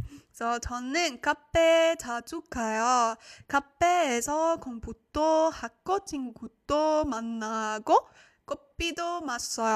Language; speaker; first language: Korean; non-native, learner; French